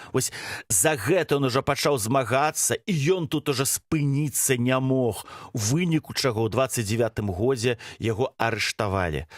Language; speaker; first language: Belarusian; non-native, local second language; Russian